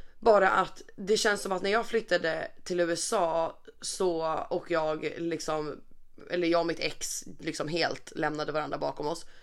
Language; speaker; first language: Swedish; native; Swedish